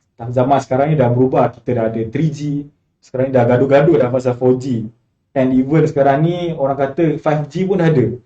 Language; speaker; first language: Malay; native; Malay